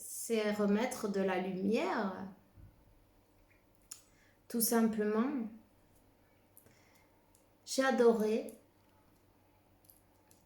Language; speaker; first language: French; non-native, fluent; Spanish